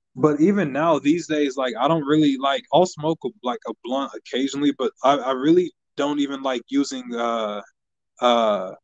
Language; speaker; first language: English; native; English